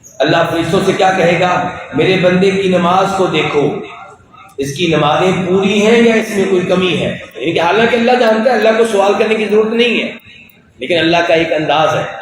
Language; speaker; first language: Urdu; non-native, local second language; Punjabi